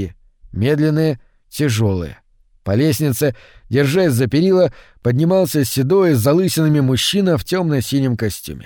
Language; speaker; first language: Russian; native; Russian